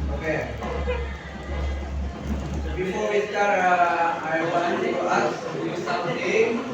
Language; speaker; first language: English; non-native, learner; Indonesian